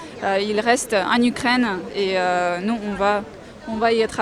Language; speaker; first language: French; non-native, fluent; Russian